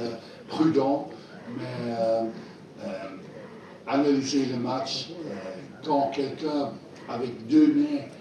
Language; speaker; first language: French; non-native, fluent; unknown